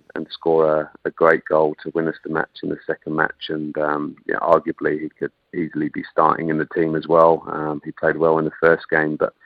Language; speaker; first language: English; native; English